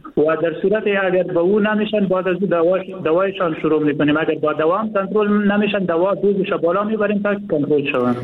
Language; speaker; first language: Persian; native; Persian